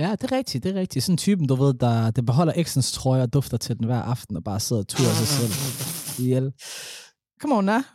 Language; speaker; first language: Danish; early bilingual, other home language; Somali